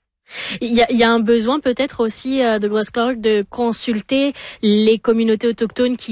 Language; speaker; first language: French; native; French